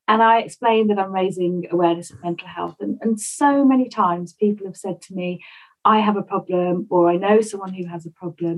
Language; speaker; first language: English; native; English